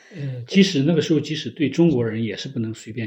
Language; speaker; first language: Chinese; native; Chinese